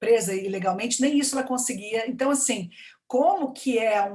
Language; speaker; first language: Portuguese; native; Portuguese